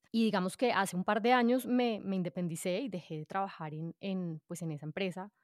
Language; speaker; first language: Spanish; native; Spanish